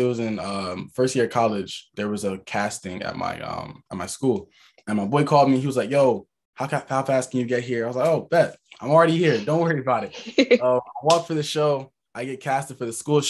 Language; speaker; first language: English; native; English